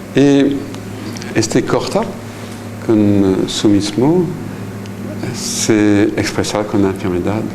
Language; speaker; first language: Spanish; non-native, fluent; French